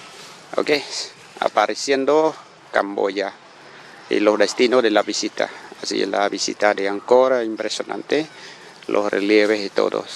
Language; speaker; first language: Spanish; non-native, learner; Khmer